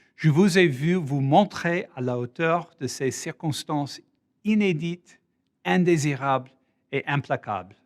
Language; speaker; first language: French; non-native, fluent; English